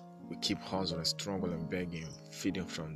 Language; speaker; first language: English; non-native, local second language; Igbo